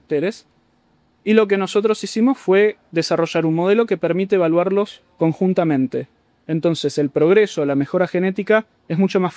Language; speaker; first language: Spanish; native; Spanish